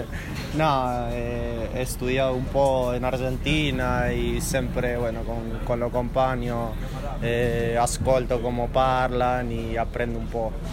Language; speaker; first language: Italian; non-native, learner; Spanish